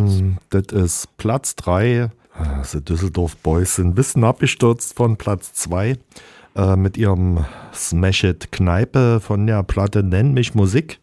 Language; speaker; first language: German; native; German